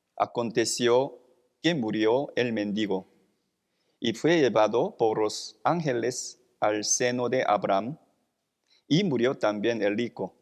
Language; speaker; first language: Spanish; non-native, fluent; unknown